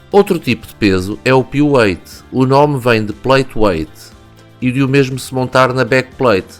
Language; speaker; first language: Portuguese; native; Portuguese